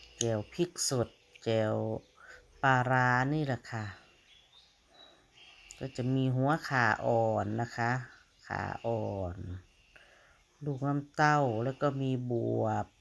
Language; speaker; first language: Thai; non-native, local second language; Lao